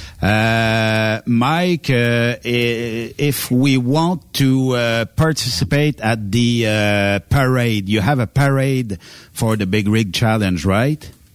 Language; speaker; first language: English; non-native, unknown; French